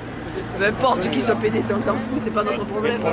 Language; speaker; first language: French; native; French